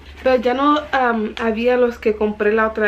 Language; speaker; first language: Spanish; early bilingual, heritage; Spanish